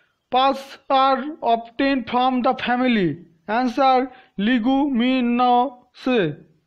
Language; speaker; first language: English; non-native, local second language; Bangla